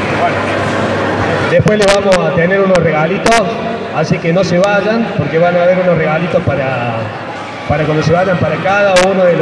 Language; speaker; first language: Spanish; native; Spanish